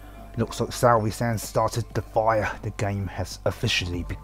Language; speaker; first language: English; native; English